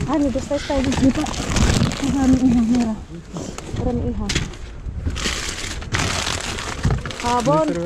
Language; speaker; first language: Spanish; non-native, learner; Filipino